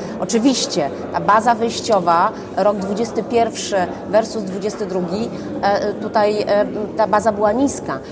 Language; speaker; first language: Polish; native; Polish